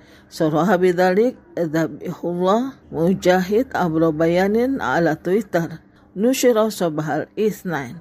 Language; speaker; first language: Arabic; non-native, fluent; Indonesian